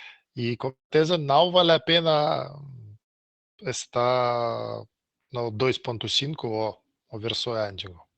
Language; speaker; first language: Portuguese; non-native, learner; Russian